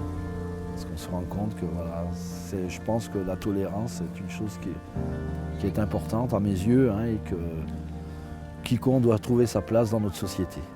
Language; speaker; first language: French; native; French